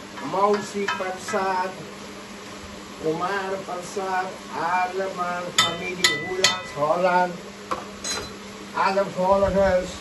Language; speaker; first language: Dutch; non-native, local second language; Caribbean Hindustani